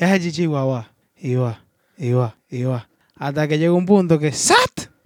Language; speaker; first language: Spanish; native; Spanish